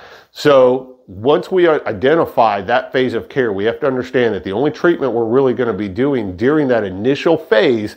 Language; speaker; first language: English; native; English